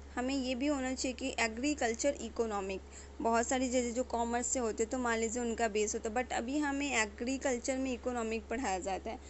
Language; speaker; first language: Hindi; native; Hindi